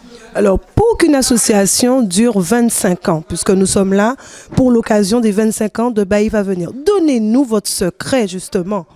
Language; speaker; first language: French; native; French